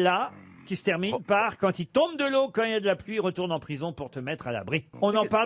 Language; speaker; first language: French; native; French